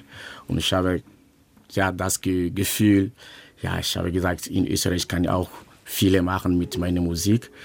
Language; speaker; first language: German; non-native, learner; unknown